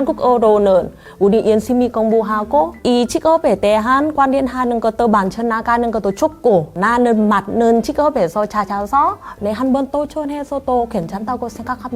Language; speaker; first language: Korean; non-native, learner; Vietnamese